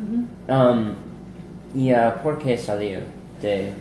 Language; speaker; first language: Spanish; non-native, learner; English